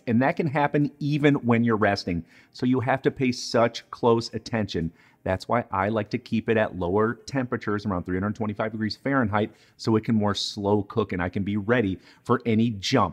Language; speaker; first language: English; native; English